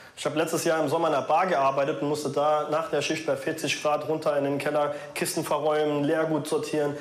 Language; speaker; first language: German; early bilingual, other home language; Arabic